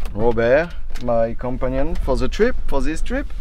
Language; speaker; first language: English; non-native, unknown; French